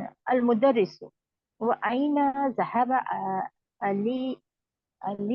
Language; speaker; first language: Arabic; non-native, learner; Urdu